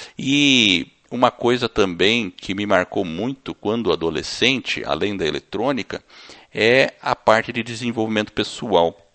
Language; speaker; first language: Portuguese; early bilingual, other home language; English